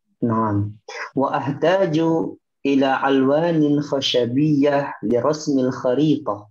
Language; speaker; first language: Arabic; non-native, fluent; Indonesian